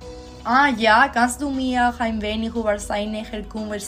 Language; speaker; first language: German; non-native, learner; Spanish